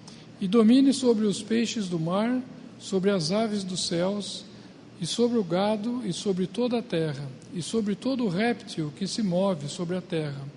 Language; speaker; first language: Portuguese; native; Portuguese